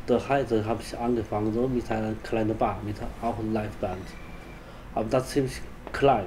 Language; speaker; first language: German; non-native, learner; Chinese